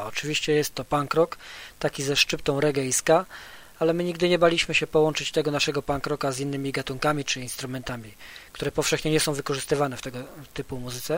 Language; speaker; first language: Polish; native; Polish